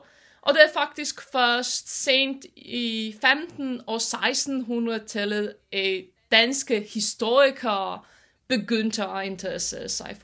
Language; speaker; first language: Danish; non-native, fluent; Polish